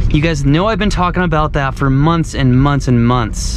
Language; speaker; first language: English; native; English